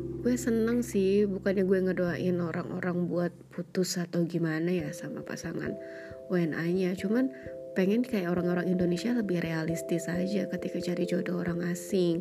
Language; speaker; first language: Indonesian; native; Indonesian